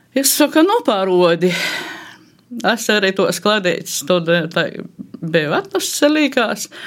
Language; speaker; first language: Latvian; native; Latvian